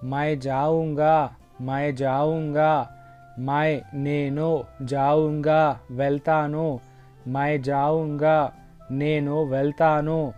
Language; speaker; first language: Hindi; non-native, local second language; Telugu